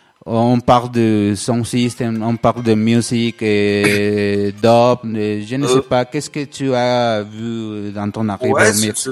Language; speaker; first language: French; non-native, learner; Spanish